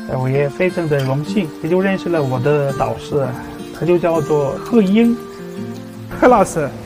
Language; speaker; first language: Chinese; non-native, fluent; Bulgarian